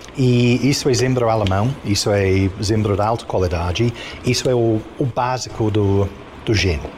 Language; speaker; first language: Portuguese; non-native, fluent; English